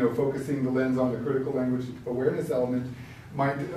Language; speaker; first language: English; early bilingual, other home language; Spanish